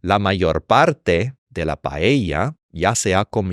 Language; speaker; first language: Spanish; non-native, fluent; English